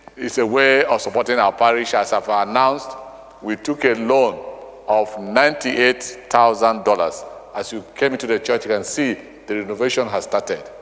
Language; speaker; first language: English; non-native, local second language; Igbo